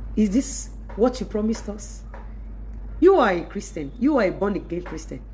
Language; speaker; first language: English; non-native, local second language; Yoruba